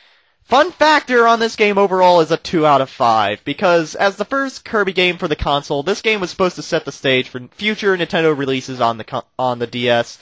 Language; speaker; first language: English; native; English